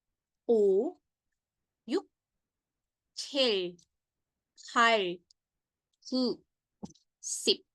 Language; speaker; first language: Korean; non-native, fluent; Indonesian